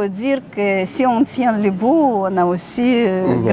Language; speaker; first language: French; non-native, fluent; Russian